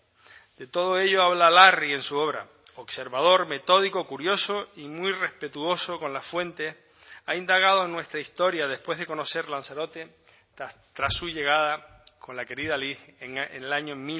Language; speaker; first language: Spanish; native; Spanish